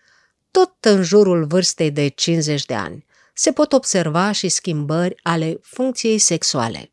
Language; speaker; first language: Romanian; native; Romanian